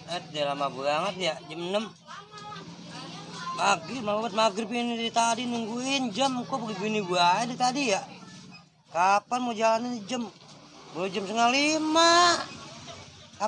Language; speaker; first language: Indonesian; native; Indonesian